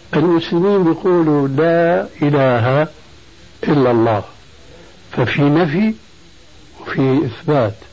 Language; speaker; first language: Arabic; early bilingual, other home language; Albanian